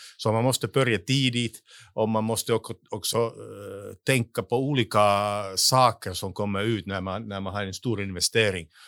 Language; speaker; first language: Swedish; non-native, local second language; Finnish